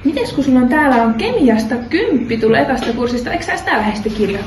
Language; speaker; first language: Finnish; native; Finnish